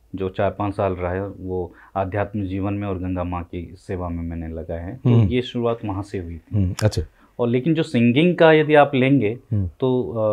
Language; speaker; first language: Hindi; native; Hindi